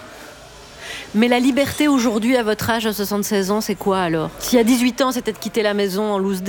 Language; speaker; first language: French; native; French